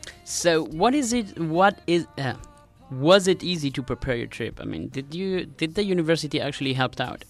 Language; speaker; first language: English; non-native, fluent; Spanish